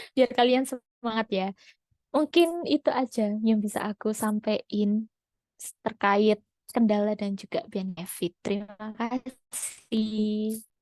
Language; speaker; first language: Indonesian; native; Indonesian